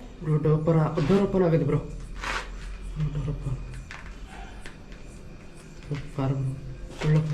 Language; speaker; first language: Tamil; non-native, local second language; Kannada